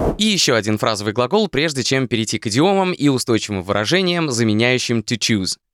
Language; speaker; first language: Russian; native; Russian